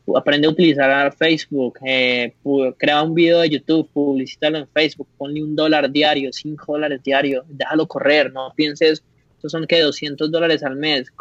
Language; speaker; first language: Spanish; native; Spanish